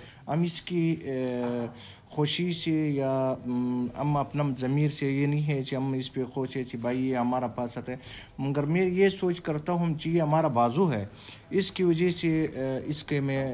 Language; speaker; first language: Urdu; non-native, local second language; Pashto